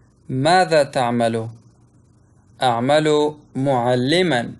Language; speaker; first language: Arabic; non-native, local second language; Pashto